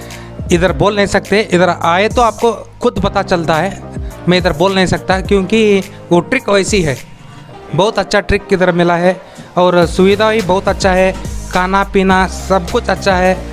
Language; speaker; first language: Hindi; non-native, local second language; Kannada